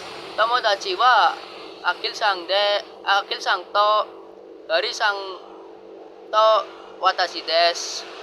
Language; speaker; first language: Japanese; non-native, learner; Indonesian